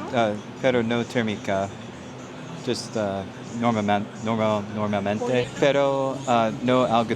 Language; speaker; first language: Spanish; non-native, learner; English